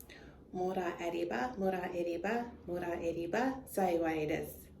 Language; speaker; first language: Japanese; non-native, learner; English